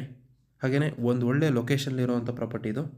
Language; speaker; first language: Kannada; native; Kannada